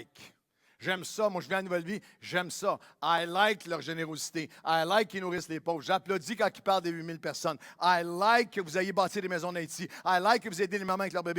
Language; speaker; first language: French; native; French